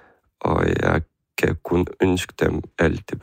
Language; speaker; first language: Danish; non-native, fluent; Ukrainian